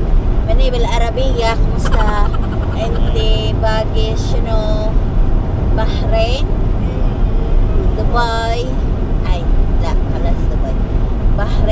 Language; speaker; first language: Arabic; non-native, learner; Filipino